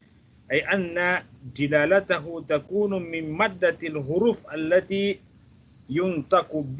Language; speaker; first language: Arabic; non-native, fluent; Malay